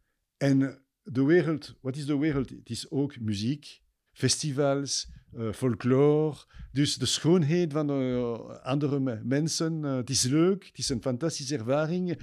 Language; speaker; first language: Dutch; non-native, fluent; French